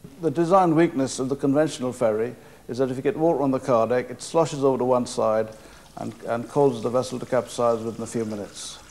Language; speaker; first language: English; native; English